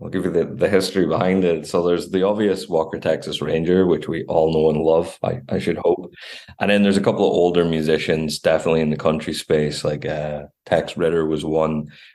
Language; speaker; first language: English; native; English